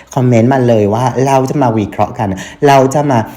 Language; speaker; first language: Thai; non-native, fluent; Vietnamese